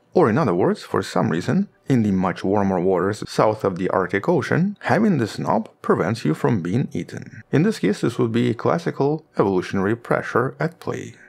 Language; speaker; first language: English; non-native, fluent; Russian